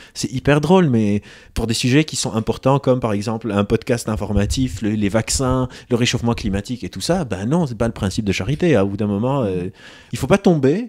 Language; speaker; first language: French; non-native, local second language; Arabic